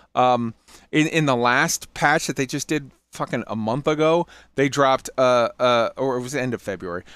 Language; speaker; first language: English; native; English